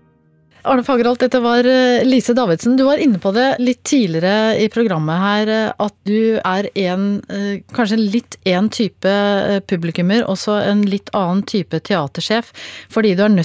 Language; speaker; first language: Norwegian; native; Norwegian